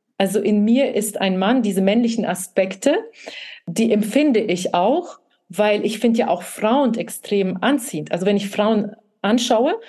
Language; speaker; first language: German; early bilingual, other home language; Russian